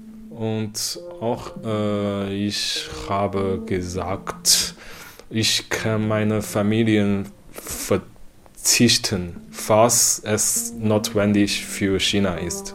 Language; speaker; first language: German; non-native, learner; Chinese